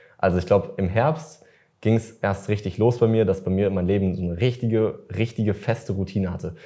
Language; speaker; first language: German; early bilingual, other home language; Russian